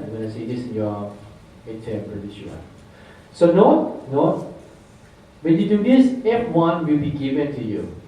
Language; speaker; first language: English; non-native, fluent; Thai